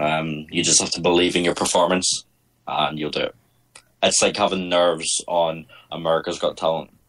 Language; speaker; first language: English; native; English